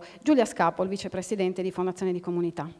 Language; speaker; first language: Italian; native; Italian